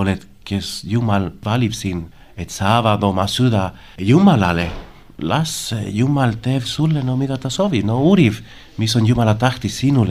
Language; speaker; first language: Estonian; non-native, learner; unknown